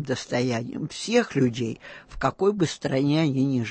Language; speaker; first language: Russian; native; Russian